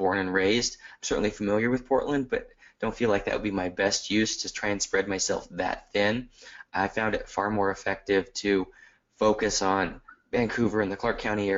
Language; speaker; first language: English; native; English